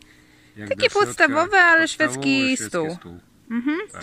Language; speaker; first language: Polish; native; Polish